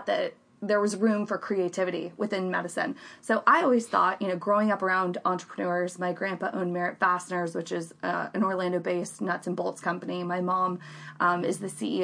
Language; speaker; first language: English; native; English